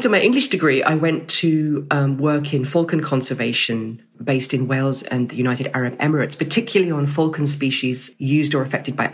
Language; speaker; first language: English; native; English